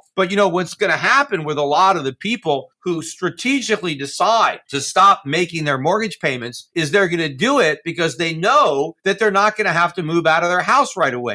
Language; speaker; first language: English; native; English